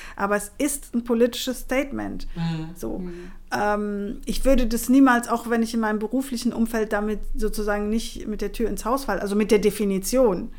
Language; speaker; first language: German; non-native, fluent; Spanish